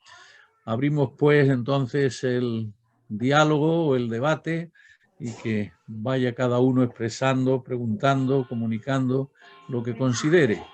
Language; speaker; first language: Spanish; native; Spanish